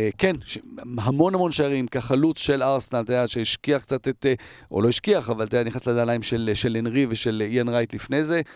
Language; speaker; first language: Hebrew; native; Hebrew